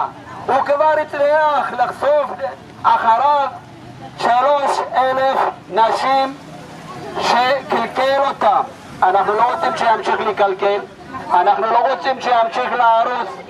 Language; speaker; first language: Hebrew; non-native, fluent; Amharic